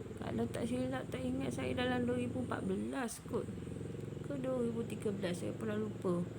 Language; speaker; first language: Malay; native; Malay